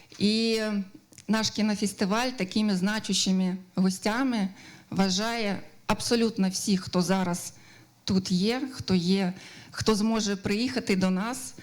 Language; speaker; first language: Ukrainian; native; Ukrainian